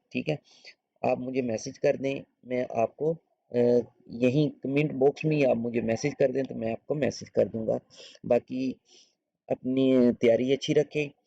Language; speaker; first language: Urdu; native; Urdu